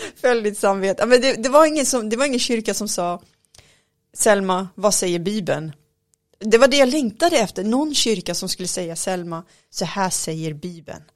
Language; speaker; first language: Swedish; early bilingual, other home language; Arabic